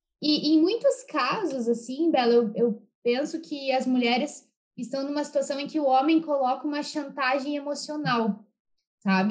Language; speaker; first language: Portuguese; native; Portuguese